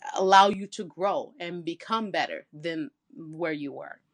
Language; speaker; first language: English; native; English